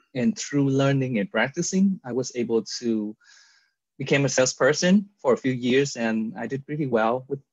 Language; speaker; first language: English; non-native, fluent; Vietnamese